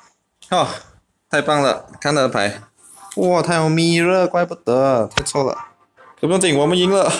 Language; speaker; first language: Chinese; native; Chinese